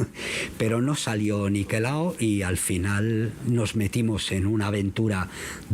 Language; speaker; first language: Spanish; native; Spanish